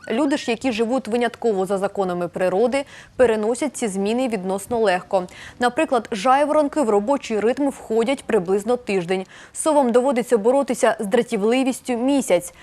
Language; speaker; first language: Ukrainian; native; Ukrainian